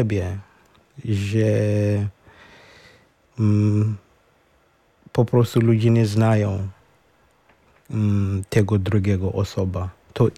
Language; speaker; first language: Ukrainian; non-native, learner; Shona